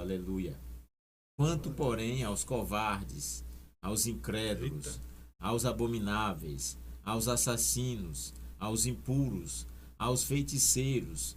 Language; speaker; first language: Portuguese; native; Portuguese